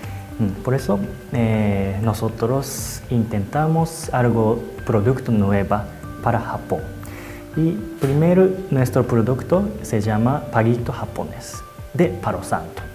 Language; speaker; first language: Spanish; non-native, learner; Japanese